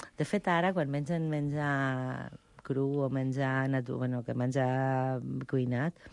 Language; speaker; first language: Catalan; non-native, local second language; Spanish